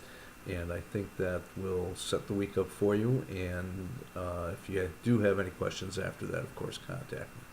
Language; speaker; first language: English; native; English